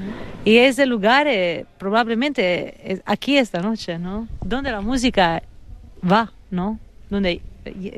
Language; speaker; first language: Spanish; non-native, fluent; Italian